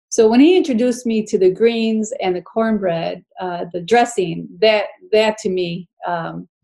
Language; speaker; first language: English; early bilingual, other home language; Spanish